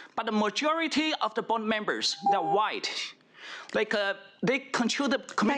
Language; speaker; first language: English; non-native, fluent; Chinese